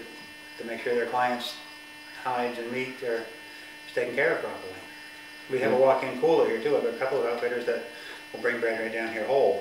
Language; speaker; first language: English; native; English